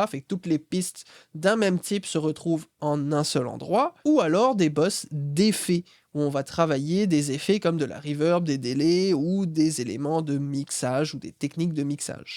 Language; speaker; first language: French; native; French